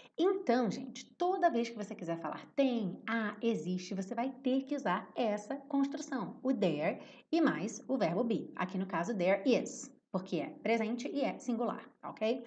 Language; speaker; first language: Portuguese; native; Portuguese